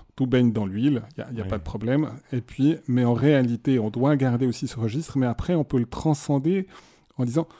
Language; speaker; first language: French; native; French